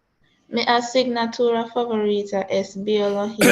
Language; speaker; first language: Spanish; non-native, learner; English